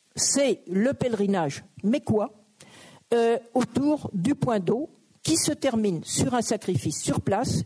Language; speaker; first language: French; native; French